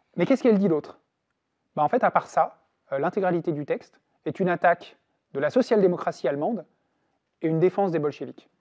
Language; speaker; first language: French; native; French